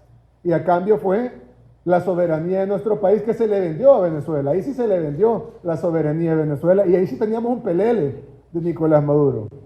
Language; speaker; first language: Spanish; native; Spanish